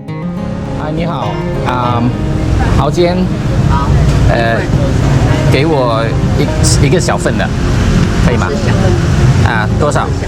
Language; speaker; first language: Chinese; non-native, learner; English